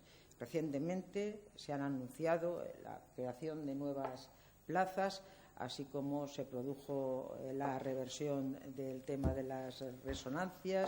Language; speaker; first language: Spanish; native; Spanish